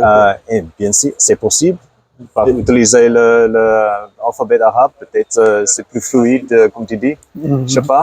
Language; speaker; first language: French; non-native, fluent; Afrikaans